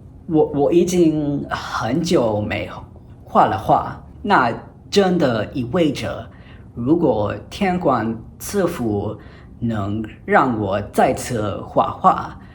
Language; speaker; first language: Chinese; non-native, fluent; English